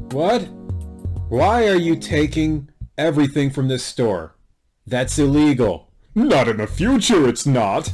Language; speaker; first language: English; native; English